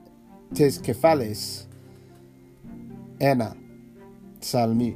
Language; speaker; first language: Greek; non-native, learner; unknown